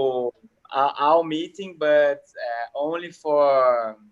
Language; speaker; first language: English; non-native, learner; Portuguese